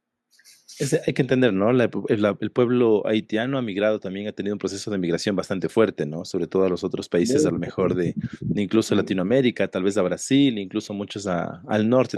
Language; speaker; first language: Spanish; native; Spanish